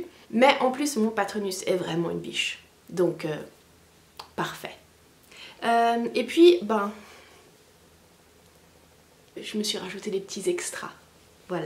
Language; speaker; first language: French; native; French